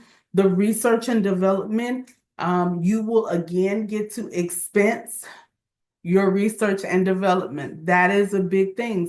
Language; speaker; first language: English; native; English